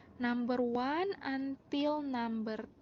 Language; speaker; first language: English; non-native, fluent; Indonesian